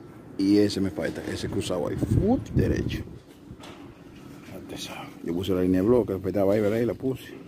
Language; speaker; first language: Spanish; native; Spanish